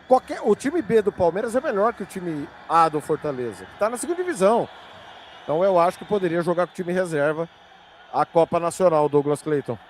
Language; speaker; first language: Portuguese; native; Portuguese